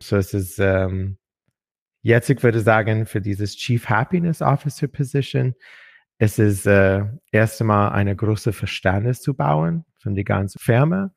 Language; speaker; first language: German; non-native, learner; English